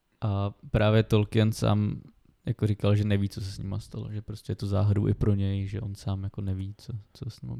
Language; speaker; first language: Czech; native; Czech